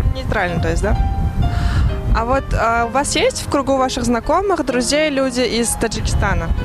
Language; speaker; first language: Russian; native; Russian